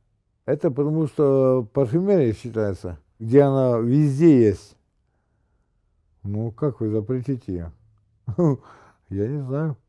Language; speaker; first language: Russian; native; Russian